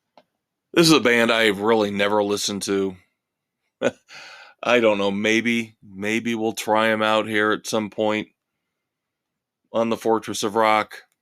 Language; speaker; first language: English; native; English